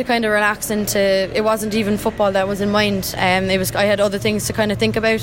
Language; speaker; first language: English; native; English